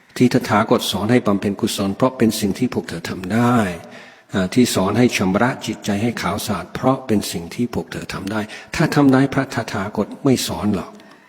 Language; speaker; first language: Thai; non-native, fluent; English